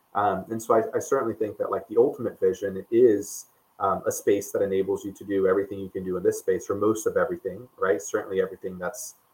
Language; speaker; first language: English; non-native, fluent; Portuguese